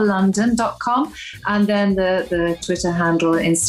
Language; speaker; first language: English; native; English